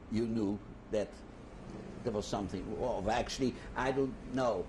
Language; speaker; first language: English; non-native, fluent; Dutch